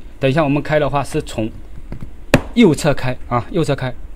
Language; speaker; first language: Chinese; native; Chinese